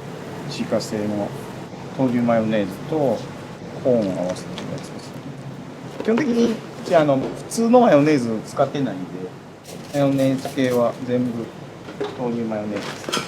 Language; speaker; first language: Japanese; native; Japanese